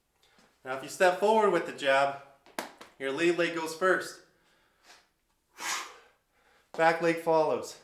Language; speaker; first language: English; native; English